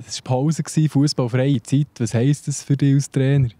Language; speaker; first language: German; native; German